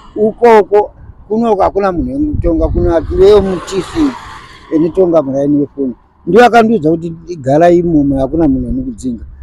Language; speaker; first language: Shona; early bilingual, other home language; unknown